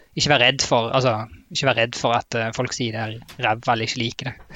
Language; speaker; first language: Norwegian; native; Norwegian